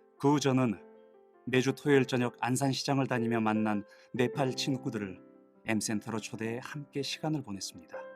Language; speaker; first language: Korean; non-native, fluent; Nepali